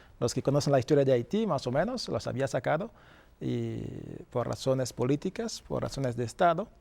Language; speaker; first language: Spanish; non-native, fluent; Haitian Creole